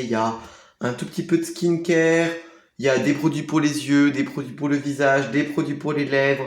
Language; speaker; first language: French; native; French